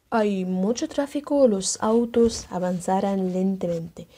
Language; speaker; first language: Spanish; non-native, fluent; Arabic